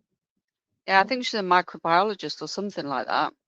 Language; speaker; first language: English; native; English